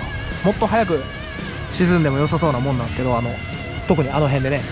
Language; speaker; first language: Japanese; native; Japanese